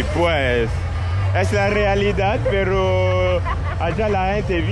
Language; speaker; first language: Spanish; non-native, learner; French